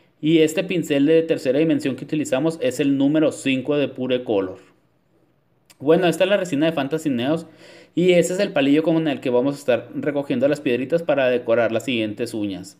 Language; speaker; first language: Spanish; native; Spanish